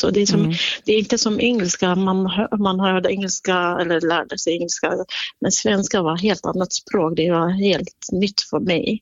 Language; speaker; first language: Swedish; non-native, fluent; Kurdish